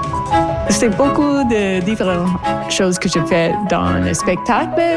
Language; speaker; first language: French; non-native, local second language; English